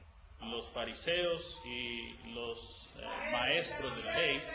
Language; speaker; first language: Spanish; non-native, learner; English